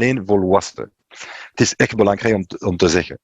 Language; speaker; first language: Dutch; non-native, local second language; French